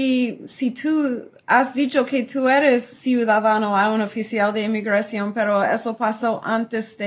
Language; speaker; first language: Spanish; non-native, fluent; English